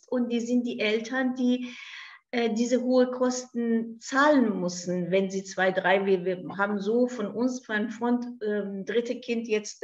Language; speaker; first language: German; non-native, fluent; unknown